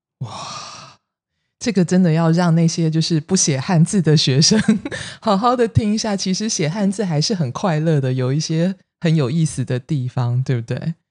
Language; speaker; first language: Chinese; native; Chinese